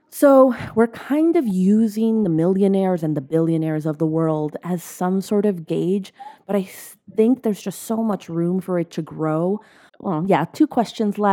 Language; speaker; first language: English; native; English